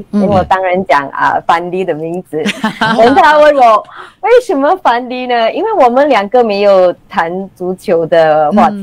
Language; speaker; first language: Chinese; non-native, local second language; English